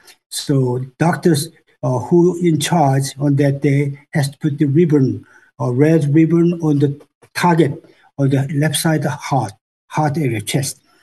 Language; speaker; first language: English; non-native, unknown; Korean